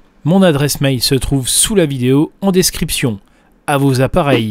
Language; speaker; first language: French; native; French